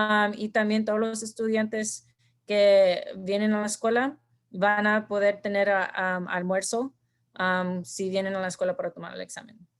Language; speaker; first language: Spanish; early bilingual, heritage; Spanish